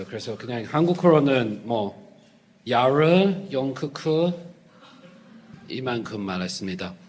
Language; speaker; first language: Korean; non-native, fluent; English